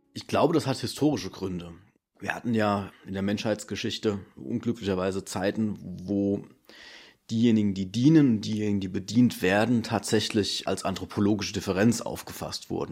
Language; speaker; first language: German; native; German